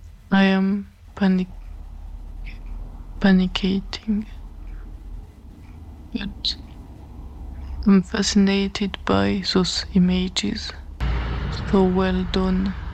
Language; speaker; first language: English; non-native, fluent; French